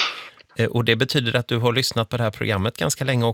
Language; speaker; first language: Swedish; native; Swedish